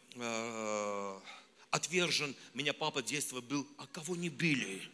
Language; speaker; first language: Russian; non-native, local second language; Armenian